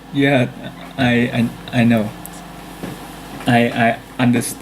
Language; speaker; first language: English; non-native, learner; Vietnamese